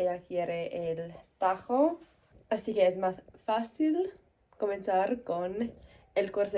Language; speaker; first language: Spanish; non-native, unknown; English